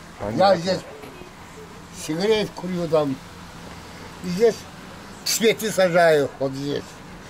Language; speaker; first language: Russian; non-native, local second language; Azerbaijani